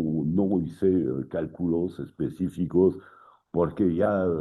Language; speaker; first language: Spanish; non-native, fluent; French